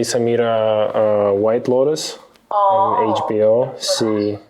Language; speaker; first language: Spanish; non-native, learner; English